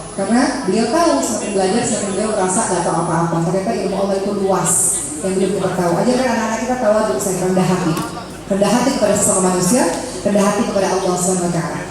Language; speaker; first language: Indonesian; native; Indonesian